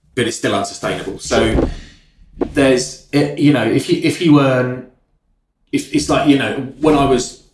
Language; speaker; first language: English; native; English